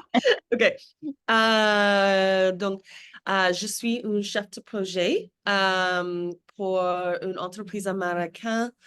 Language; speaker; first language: French; non-native, learner; English